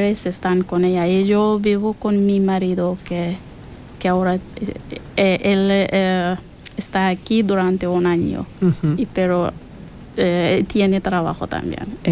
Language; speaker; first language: Spanish; non-native, learner; Persian